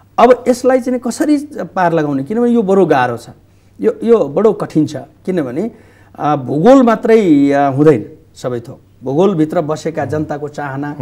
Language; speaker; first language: Nepali; non-native, local second language; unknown